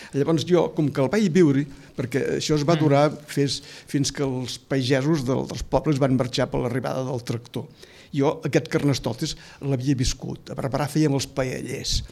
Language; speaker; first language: Catalan; native; Catalan